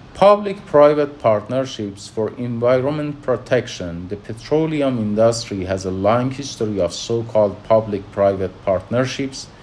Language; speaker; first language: English; non-native, fluent; Persian